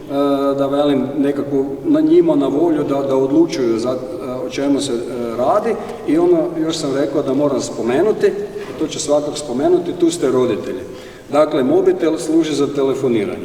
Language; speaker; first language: Croatian; native; Croatian